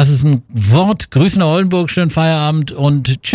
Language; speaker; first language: German; native; German